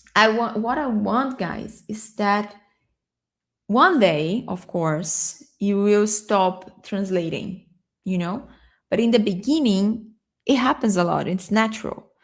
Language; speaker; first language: English; non-native, fluent; Portuguese